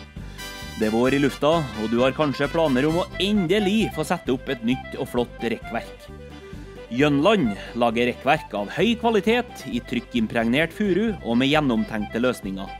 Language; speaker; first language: Norwegian; native; Norwegian